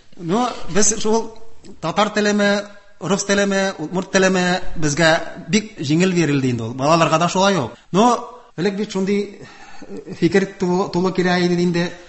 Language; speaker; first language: Tatar; non-native, local second language; Udmurt